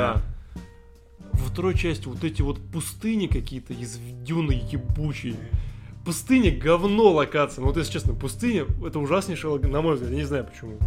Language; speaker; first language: Russian; native; Russian